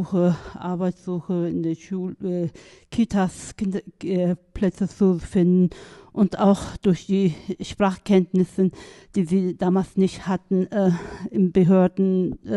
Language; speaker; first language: German; non-native, fluent; Turkish